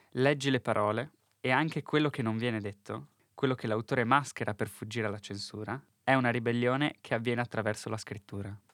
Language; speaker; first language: Italian; native; Italian